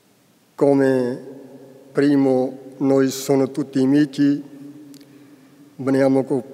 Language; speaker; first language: Italian; non-native, learner; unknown